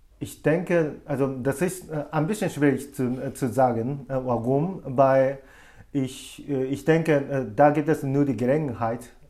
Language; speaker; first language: German; non-native, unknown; Japanese